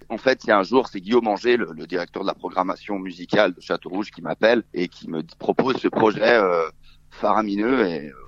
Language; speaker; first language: French; non-native, fluent; Italian